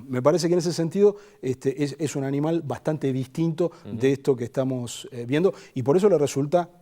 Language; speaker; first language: Spanish; native; Spanish